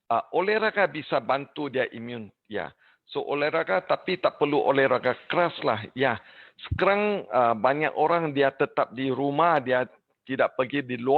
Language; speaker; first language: Indonesian; non-native, learner; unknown